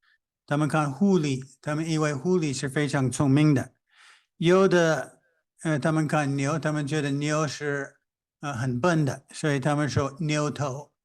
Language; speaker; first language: Chinese; non-native, fluent; English